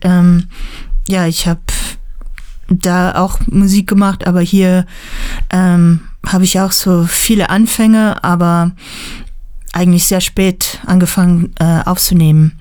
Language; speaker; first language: German; non-native, learner; English